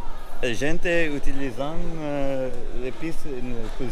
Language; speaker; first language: Portuguese; non-native, learner; English